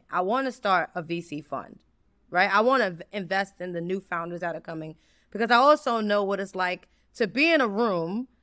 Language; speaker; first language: English; native; English